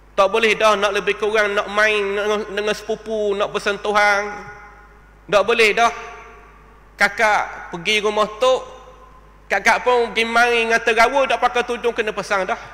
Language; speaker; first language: Malay; native; Malay